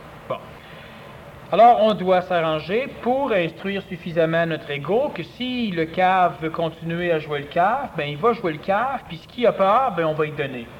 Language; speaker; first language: French; native; French